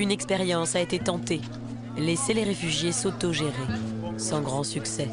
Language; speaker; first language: French; native; French